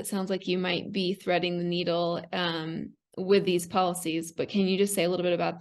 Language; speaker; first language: English; native; English